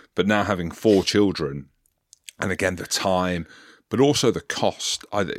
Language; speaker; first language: English; native; English